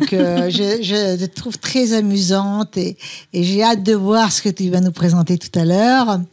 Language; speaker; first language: French; native; French